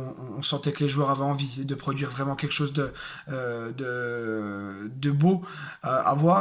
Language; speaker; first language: French; native; French